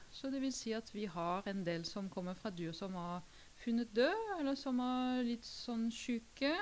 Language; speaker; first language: Norwegian; non-native, fluent; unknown